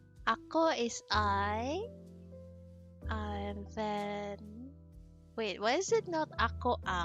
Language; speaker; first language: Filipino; non-native, learner; English